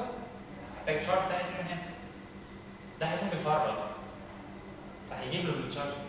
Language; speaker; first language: Arabic; native; Arabic